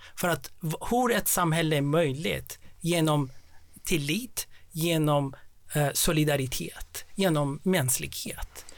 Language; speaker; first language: Swedish; non-native, fluent; Persian